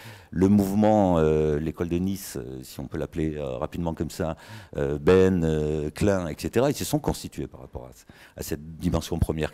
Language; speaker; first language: French; native; French